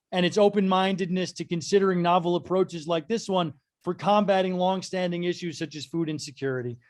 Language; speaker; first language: English; native; English